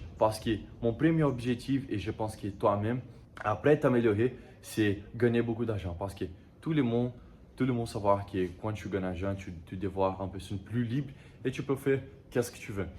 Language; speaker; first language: French; non-native, learner; Portuguese